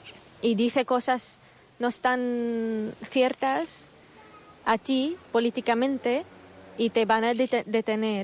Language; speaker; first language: Spanish; non-native, fluent; Arabic